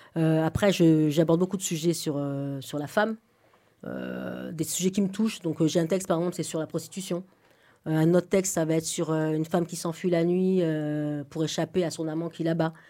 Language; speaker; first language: French; native; French